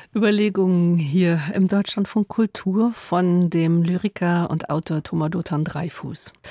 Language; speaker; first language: German; native; German